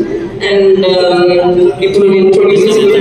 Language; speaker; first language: Telugu; non-native, local second language; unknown